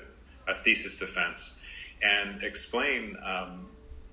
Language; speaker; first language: English; native; English